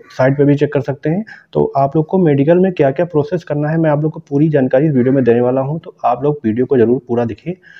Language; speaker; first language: Hindi; native; Hindi